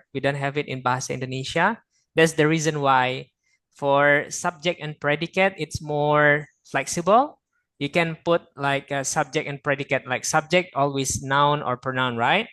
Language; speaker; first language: English; non-native, fluent; Indonesian